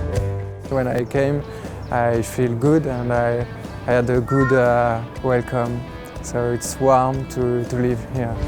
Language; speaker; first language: English; non-native, learner; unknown